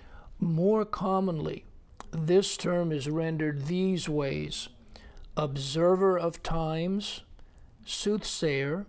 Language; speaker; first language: English; native; English